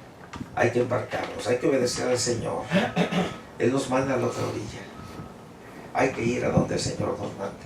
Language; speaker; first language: Spanish; native; Spanish